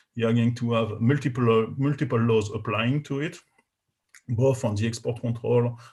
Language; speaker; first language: English; non-native, fluent; French